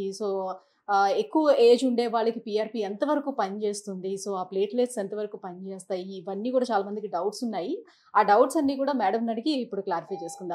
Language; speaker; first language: Telugu; native; Telugu